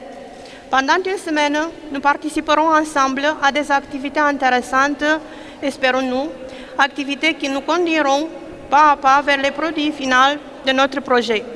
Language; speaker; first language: French; non-native, fluent; Romanian